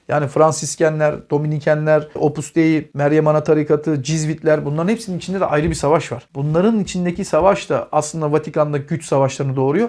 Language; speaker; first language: Turkish; native; Turkish